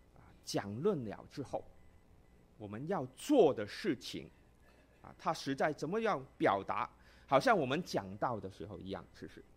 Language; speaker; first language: Chinese; non-native, local second language; Cantonese